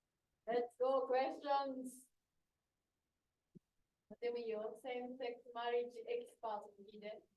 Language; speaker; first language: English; non-native, fluent; Japanese